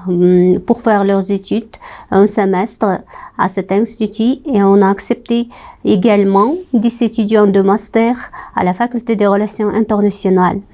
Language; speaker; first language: French; non-native, fluent; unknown